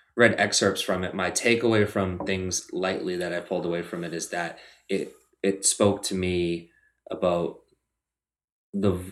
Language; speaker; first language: English; native; English